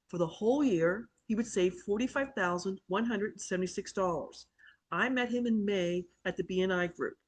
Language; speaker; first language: English; native; English